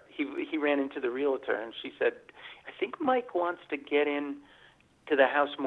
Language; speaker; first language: English; native; English